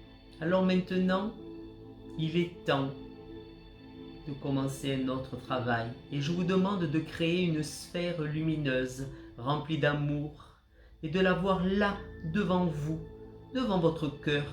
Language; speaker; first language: French; native; French